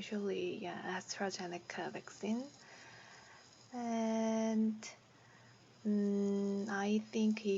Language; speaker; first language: English; non-native, learner; Korean